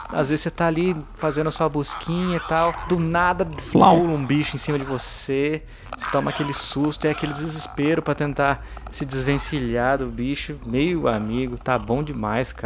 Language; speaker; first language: Portuguese; native; Portuguese